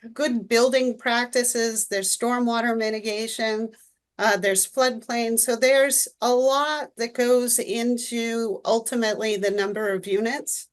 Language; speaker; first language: English; native; English